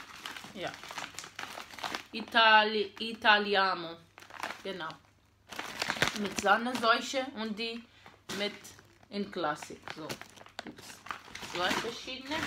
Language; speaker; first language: German; non-native, fluent; Portuguese